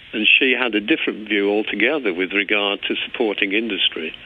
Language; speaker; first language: English; native; English